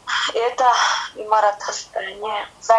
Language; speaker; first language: Russian; non-native, learner; Kazakh